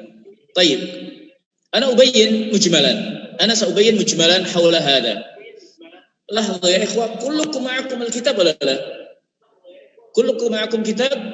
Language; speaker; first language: Arabic; non-native, fluent; Indonesian